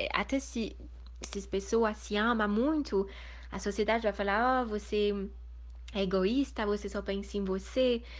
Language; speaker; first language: Portuguese; early bilingual, heritage; Portuguese